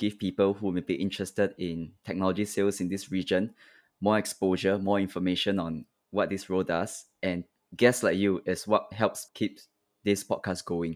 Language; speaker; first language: English; native; English